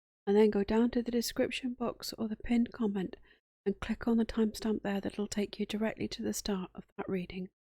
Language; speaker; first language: English; native; English